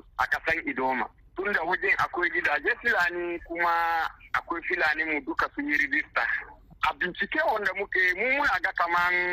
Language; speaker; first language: Hausa; non-native, local second language; Fula